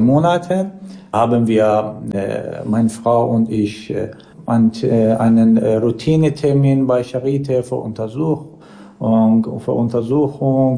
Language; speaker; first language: German; non-native, learner; Persian